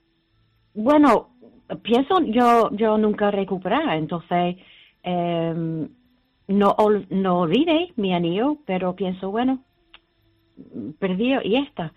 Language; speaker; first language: Spanish; non-native, learner; English